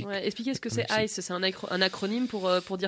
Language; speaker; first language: French; native; French